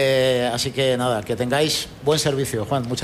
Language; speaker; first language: Spanish; native; Spanish